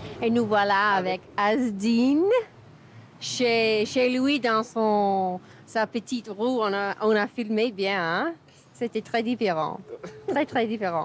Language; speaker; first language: French; non-native, fluent; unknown